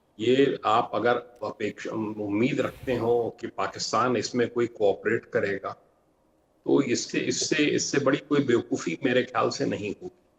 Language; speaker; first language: Hindi; native; Hindi